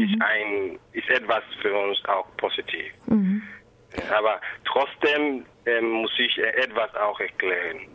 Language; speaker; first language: German; non-native, fluent; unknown